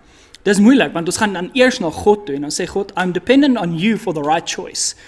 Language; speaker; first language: Afrikaans; native; Afrikaans